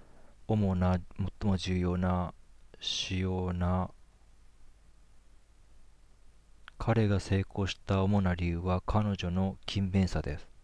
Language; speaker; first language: Japanese; native; Japanese